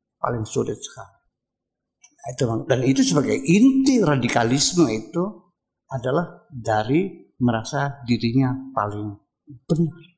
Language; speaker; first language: Indonesian; native; Indonesian